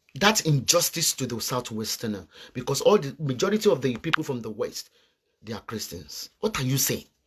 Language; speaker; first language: English; non-native, local second language; Yoruba